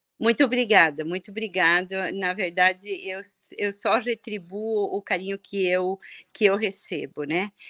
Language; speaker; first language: Portuguese; early bilingual, heritage; Portuguese